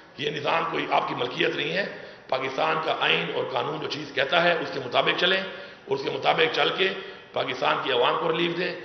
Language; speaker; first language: Urdu; non-native, local second language; Pashto